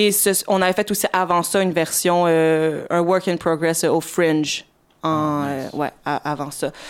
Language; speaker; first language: French; native; French